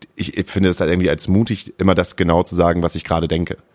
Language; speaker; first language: German; native; German